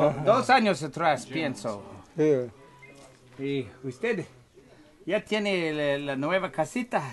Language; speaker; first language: Spanish; non-native, learner; English